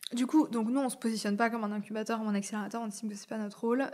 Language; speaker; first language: French; native; French